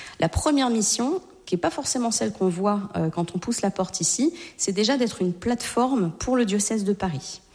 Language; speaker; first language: French; native; French